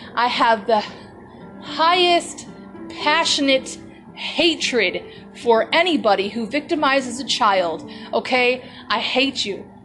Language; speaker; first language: English; native; English